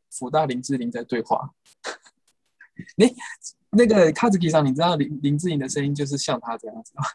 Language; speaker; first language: Chinese; native; Chinese